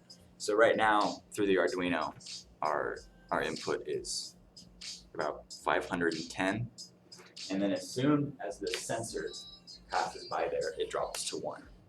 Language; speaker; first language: English; native; English